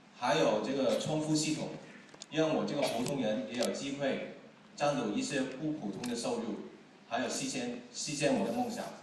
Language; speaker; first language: Chinese; non-native, local second language; Cantonese